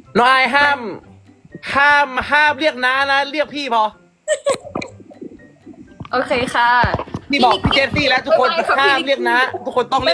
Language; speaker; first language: Thai; native; Thai